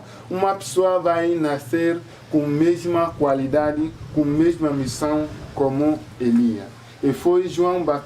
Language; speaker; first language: Portuguese; non-native, fluent; French